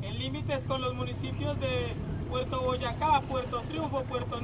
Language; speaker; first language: Spanish; native; Spanish